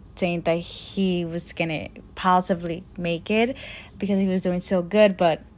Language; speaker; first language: English; early bilingual, other home language; Spanish